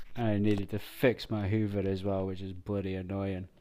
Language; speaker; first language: English; native; English